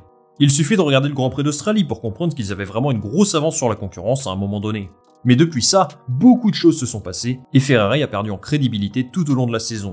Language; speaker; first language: French; native; French